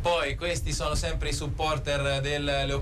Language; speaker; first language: Italian; native; Italian